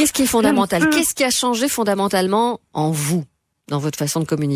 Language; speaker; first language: French; native; French